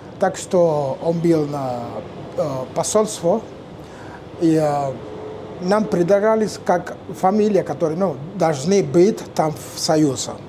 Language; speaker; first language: Russian; non-native, learner; Spanish